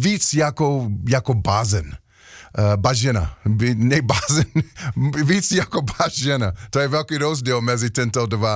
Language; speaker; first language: Czech; non-native, learner; English